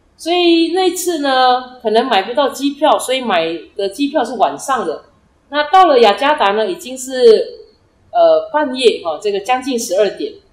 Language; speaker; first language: Chinese; early bilingual, heritage; Chinese